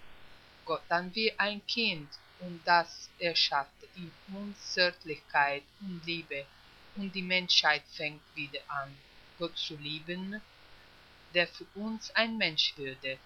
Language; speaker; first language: German; non-native, fluent; Italian